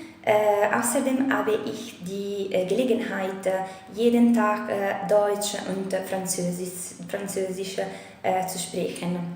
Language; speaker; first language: German; non-native, fluent; Italian